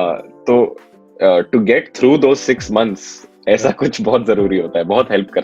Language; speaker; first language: Hindi; native; Hindi